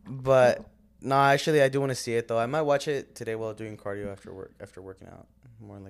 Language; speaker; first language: English; early bilingual, other home language; Spanish